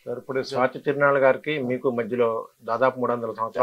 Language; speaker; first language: Telugu; native; Telugu